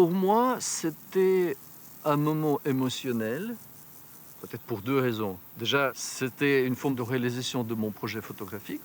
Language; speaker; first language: French; non-native, fluent; Ukrainian